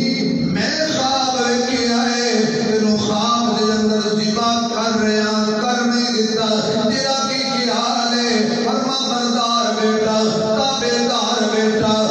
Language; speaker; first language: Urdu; non-native, local second language; Punjabi